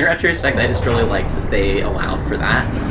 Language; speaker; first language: English; native; English